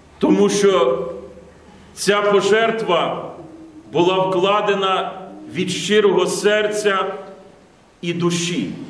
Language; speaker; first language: Ukrainian; native; Ukrainian